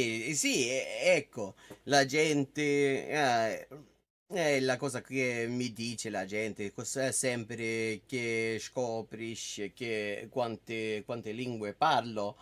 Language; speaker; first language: Italian; non-native, fluent; English